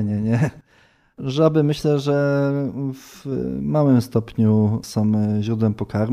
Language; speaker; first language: Polish; native; Polish